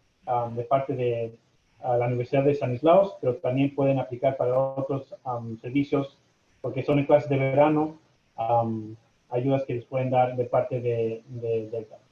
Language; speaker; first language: Spanish; early bilingual, heritage; Spanish